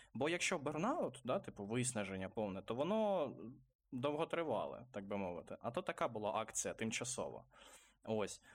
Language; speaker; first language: Ukrainian; non-native, local second language; Russian